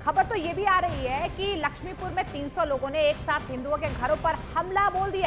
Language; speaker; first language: Hindi; native; Hindi